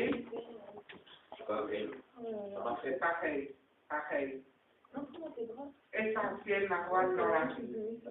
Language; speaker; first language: French; native; French